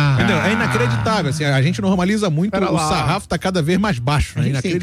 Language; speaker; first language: Portuguese; native; Portuguese